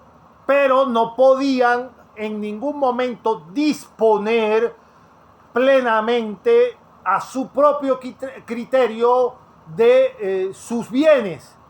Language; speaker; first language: Spanish; native; Spanish